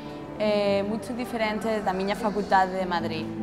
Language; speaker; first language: Portuguese; non-native, learner; Spanish